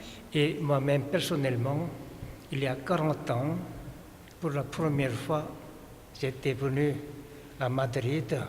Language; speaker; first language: French; non-native, fluent; Korean